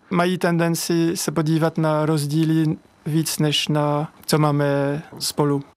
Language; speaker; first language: Czech; non-native, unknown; French